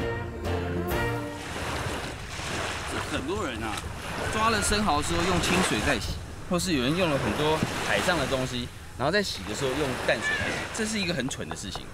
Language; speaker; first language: Chinese; native; Chinese